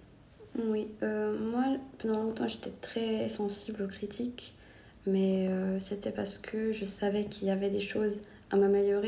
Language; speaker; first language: French; non-native, fluent; Hungarian